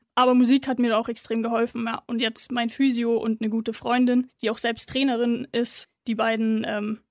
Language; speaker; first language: German; native; German